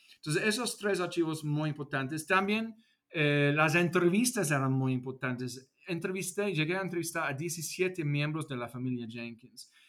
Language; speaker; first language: Spanish; non-native, fluent; English